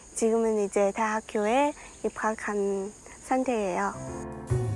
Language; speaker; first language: Korean; non-native, fluent; Mongolian